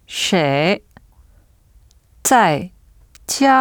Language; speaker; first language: Chinese; non-native, learner; French